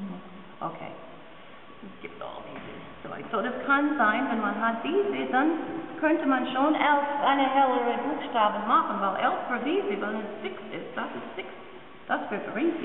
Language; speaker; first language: German; non-native, learner; English